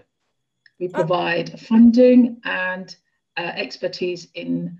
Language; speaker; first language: English; native; English